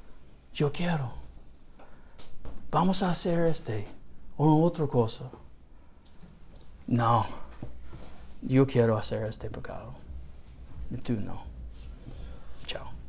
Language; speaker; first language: Spanish; non-native, learner; English